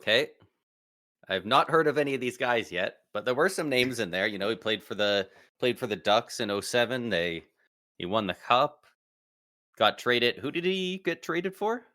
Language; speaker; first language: English; native; English